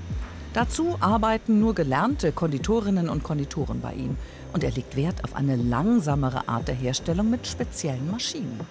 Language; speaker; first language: German; native; German